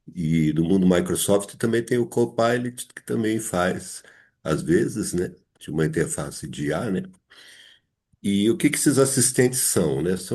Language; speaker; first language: Portuguese; native; Portuguese